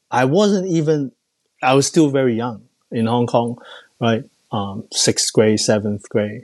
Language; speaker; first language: English; non-native, local second language; Cantonese